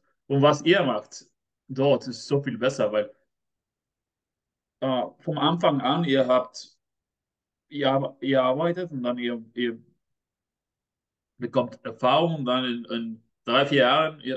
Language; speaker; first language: German; non-native, fluent; Spanish